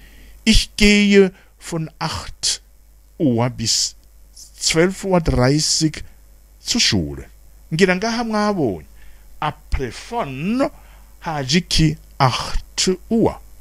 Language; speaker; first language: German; non-native, fluent; Rundi